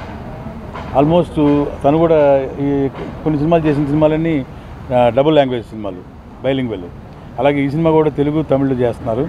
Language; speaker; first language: Telugu; native; Telugu